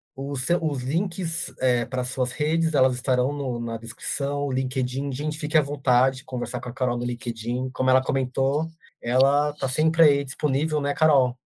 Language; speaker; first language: Portuguese; native; Portuguese